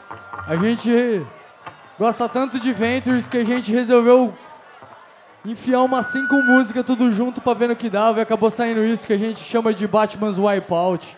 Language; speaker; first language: Portuguese; native; Portuguese